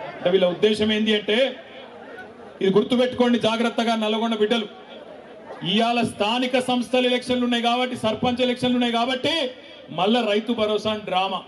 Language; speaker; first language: Telugu; native; Telugu